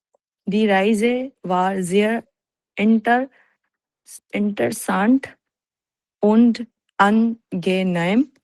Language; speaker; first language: German; non-native, learner; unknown